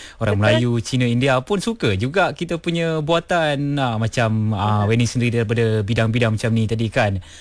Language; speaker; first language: Malay; non-native, local second language; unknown